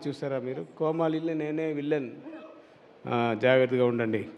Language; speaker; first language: Telugu; non-native, learner; Tamil